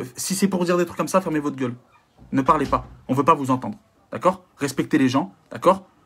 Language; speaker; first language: French; native; French